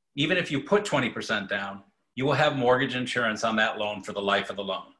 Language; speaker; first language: English; native; English